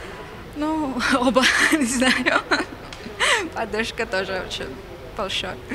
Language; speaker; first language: Russian; non-native, learner; Georgian